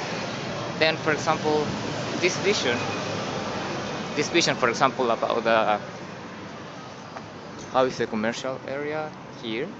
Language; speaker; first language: English; non-native, learner; Spanish